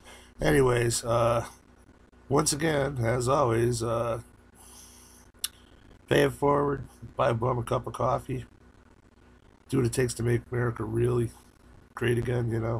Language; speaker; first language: English; native; English